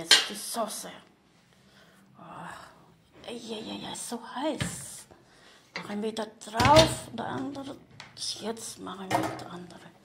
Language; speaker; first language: German; non-native, learner; Filipino